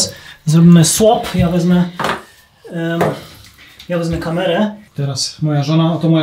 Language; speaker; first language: Polish; native; Polish